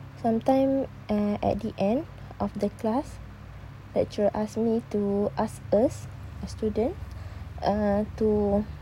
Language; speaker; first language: English; non-native, learner; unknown